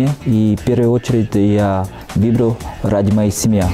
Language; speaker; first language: Russian; non-native, fluent; Portuguese